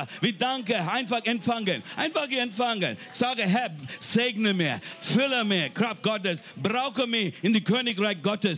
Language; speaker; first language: German; non-native, learner; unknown